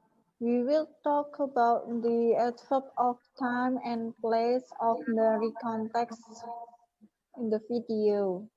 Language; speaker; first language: English; non-native, learner; Indonesian